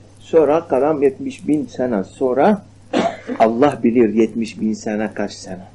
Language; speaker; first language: Turkish; non-native, learner; Arabic